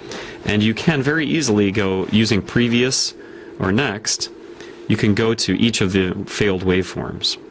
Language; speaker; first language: English; native; English